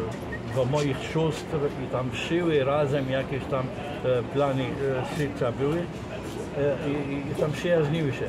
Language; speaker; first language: Polish; non-native, fluent; Arabic